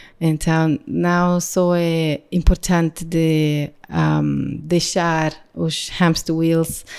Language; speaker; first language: Portuguese; non-native, learner; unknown